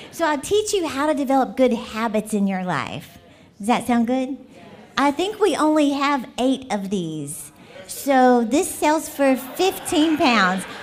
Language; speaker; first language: English; native; English